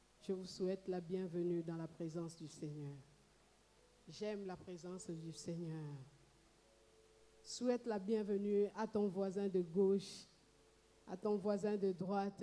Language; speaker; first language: French; non-native, local second language; Lingala